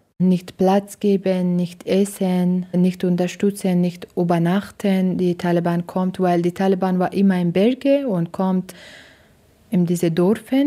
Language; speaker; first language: German; non-native, learner; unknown